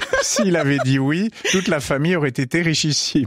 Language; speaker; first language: French; native; French